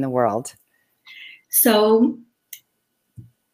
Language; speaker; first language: English; non-native, fluent; Hebrew